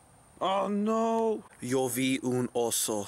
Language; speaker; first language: Spanish; non-native, learner; English